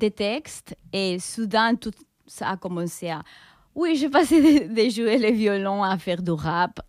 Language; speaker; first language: French; non-native, fluent; Spanish